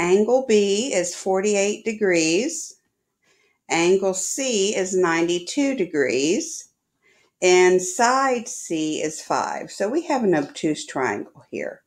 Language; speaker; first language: English; native; English